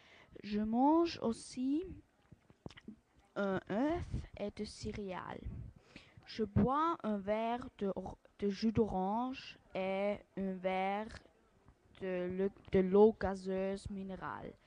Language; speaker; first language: French; non-native, learner; English